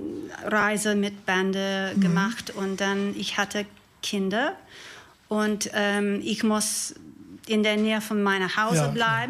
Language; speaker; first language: German; non-native, learner; English